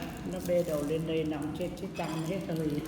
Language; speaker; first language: Vietnamese; native; Vietnamese